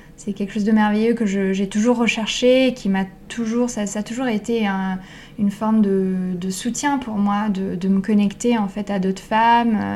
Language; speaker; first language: French; non-native, fluent; Italian